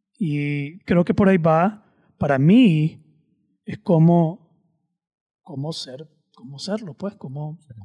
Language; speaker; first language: Spanish; native; Spanish